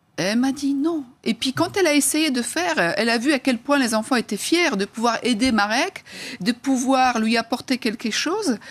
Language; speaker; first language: French; non-native, fluent; Polish